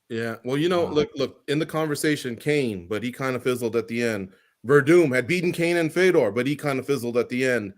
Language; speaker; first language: English; native; English